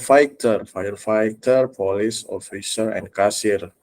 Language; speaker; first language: English; non-native, learner; Indonesian